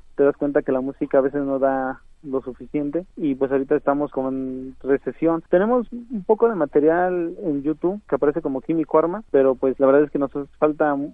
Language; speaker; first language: Spanish; non-native, local second language; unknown